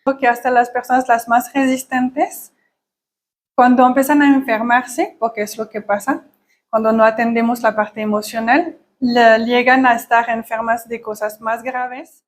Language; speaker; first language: Spanish; non-native, fluent; French